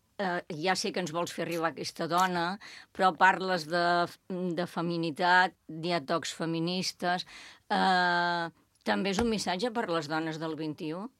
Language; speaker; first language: Catalan; native; Catalan